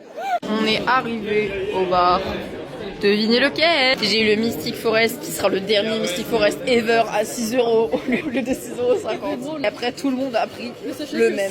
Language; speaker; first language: French; native; French